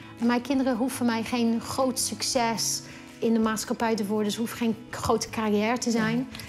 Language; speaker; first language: Dutch; non-native, fluent; English